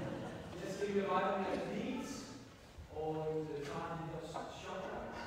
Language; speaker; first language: German; non-native, fluent; Danish